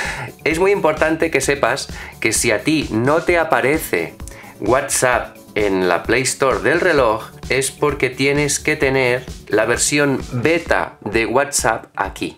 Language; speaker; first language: Spanish; native; Spanish